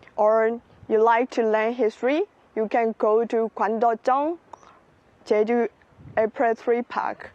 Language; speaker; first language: English; non-native, fluent; Burmese